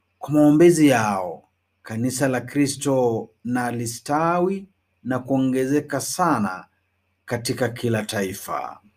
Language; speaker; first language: Swahili; native; Swahili